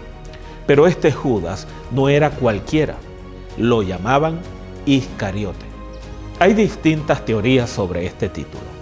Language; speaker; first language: Spanish; native; Spanish